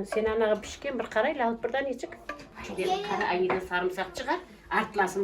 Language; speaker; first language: Turkish; native; Turkish